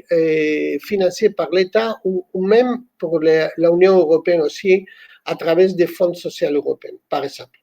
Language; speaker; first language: French; non-native, fluent; Spanish